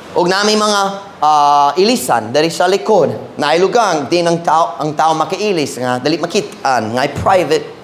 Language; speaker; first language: Cebuano; non-native, fluent; English